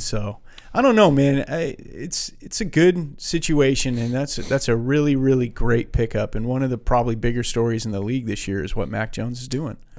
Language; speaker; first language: English; native; English